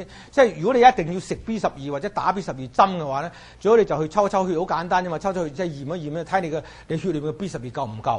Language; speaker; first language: Chinese; native; Chinese